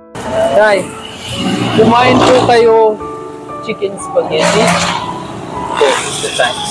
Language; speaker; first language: Filipino; non-native, learner; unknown